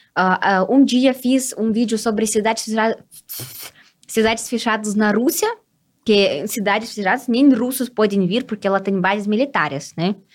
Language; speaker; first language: Portuguese; non-native, fluent; Russian